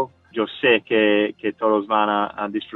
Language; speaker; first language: Spanish; non-native, learner; English